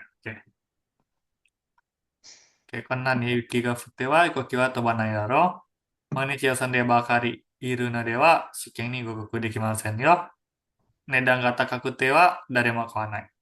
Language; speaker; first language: Japanese; non-native, fluent; Indonesian